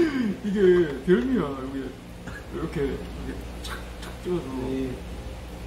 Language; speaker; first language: Korean; native; Korean